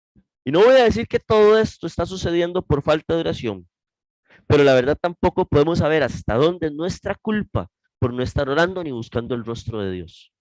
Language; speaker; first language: Spanish; native; Spanish